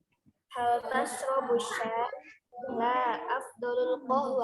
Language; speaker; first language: Arabic; non-native, learner; Indonesian